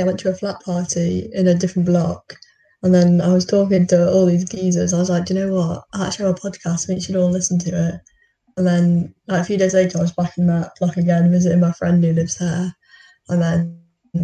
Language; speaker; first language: English; native; English